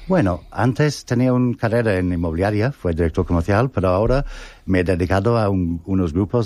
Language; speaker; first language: Spanish; non-native, fluent; English